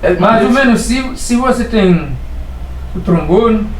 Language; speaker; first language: Portuguese; non-native, learner; Haitian Creole